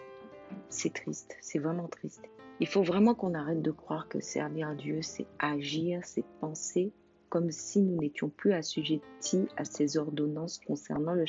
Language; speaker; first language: French; native; French